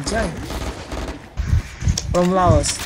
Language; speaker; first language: English; non-native, learner; Indonesian